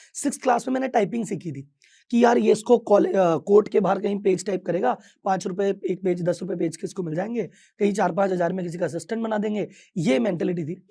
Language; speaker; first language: Hindi; native; Hindi